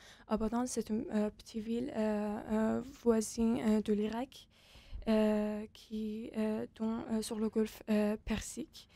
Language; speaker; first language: French; non-native, fluent; Persian